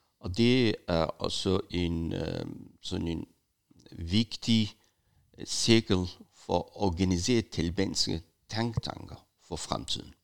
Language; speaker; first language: Danish; non-native, fluent; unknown